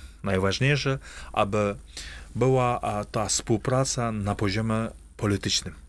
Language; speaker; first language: Polish; non-native, fluent; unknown